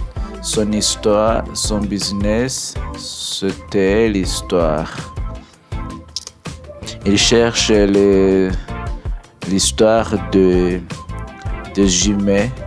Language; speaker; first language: French; non-native, learner; English